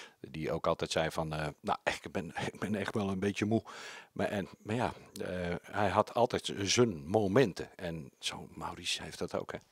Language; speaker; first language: Dutch; native; Dutch